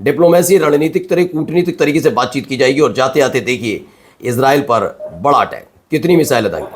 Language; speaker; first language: Hindi; native; Hindi